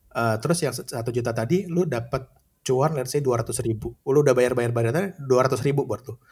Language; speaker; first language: Indonesian; native; Indonesian